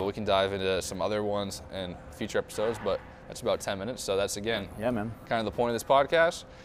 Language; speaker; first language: English; native; English